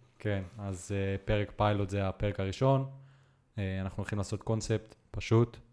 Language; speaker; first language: Hebrew; native; Hebrew